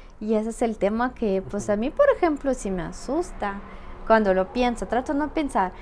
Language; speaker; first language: Spanish; non-native, fluent; Russian